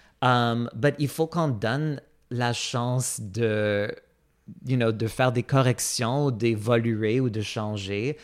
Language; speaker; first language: French; non-native, fluent; English